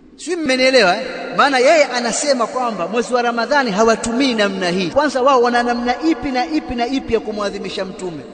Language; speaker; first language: Swahili; native; Swahili